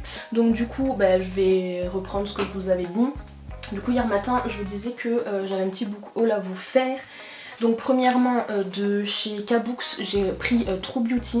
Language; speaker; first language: French; native; French